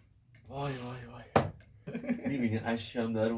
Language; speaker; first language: Persian; native; Persian